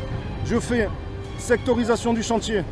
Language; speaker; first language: French; native; French